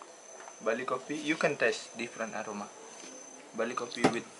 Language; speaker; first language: English; non-native, learner; Indonesian